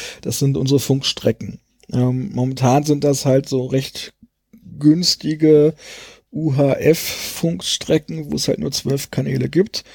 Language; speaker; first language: German; native; German